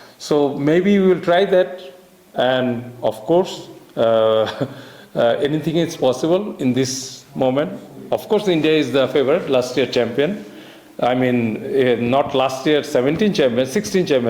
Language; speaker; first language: English; non-native, local second language; Bangla